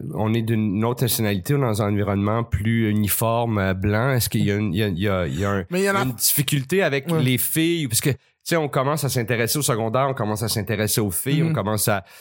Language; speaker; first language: French; native; French